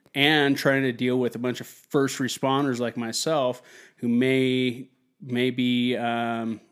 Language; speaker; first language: English; native; English